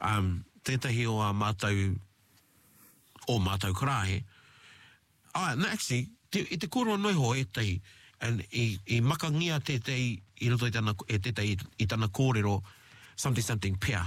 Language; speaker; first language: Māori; non-native, local second language; English